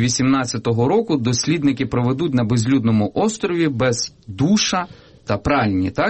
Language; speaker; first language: Ukrainian; native; Ukrainian